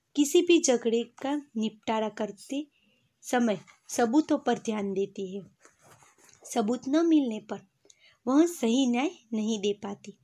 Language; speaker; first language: Hindi; non-native, local second language; Gujarati